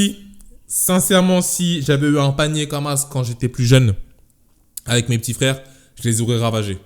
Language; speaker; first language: French; native; French